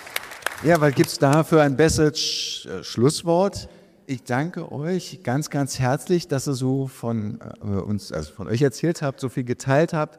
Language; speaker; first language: German; native; German